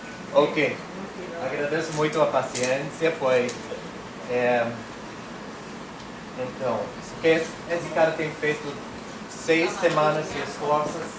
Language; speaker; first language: Portuguese; non-native, fluent; English